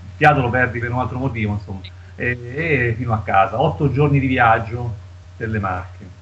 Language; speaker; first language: Italian; native; Italian